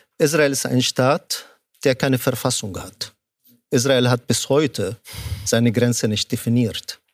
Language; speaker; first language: German; non-native, fluent; Arabic